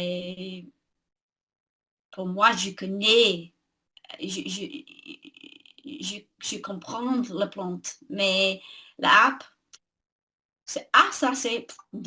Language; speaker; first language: French; non-native, learner; English